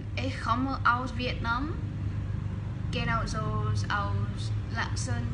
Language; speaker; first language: German; non-native, learner; Vietnamese